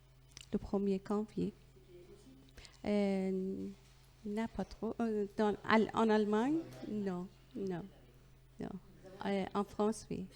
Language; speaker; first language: French; non-native, learner; Persian